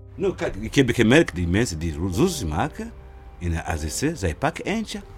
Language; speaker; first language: Dutch; non-native, learner; Rundi